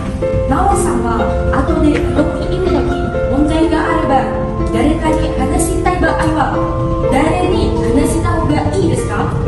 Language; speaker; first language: Japanese; non-native, learner; Indonesian